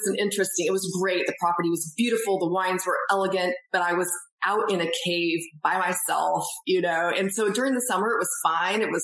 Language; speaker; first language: English; native; English